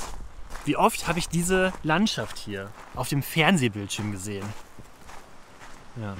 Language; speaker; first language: German; native; German